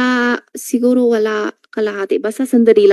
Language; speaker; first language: Filipino; non-native, learner; Chinese